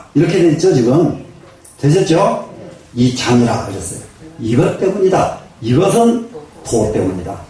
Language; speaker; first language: Korean; native; Korean